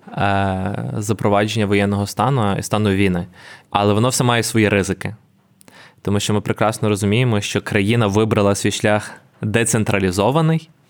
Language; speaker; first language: Ukrainian; native; Ukrainian